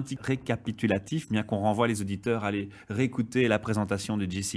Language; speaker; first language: French; native; French